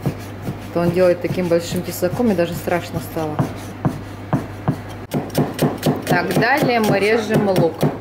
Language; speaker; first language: Russian; native; Russian